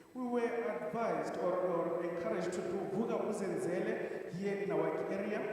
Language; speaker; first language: English; non-native, local second language; Northern Sotho